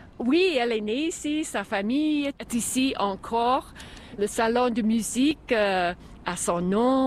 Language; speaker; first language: French; non-native, fluent; English